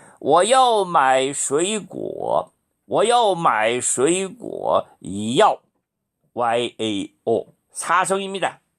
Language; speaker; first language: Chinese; non-native, fluent; Korean